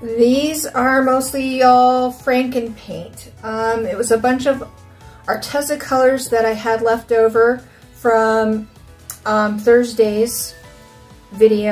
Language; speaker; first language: English; native; English